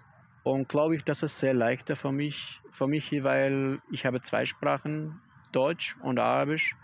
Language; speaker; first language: German; non-native, learner; Arabic